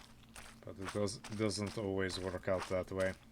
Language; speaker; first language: English; native; English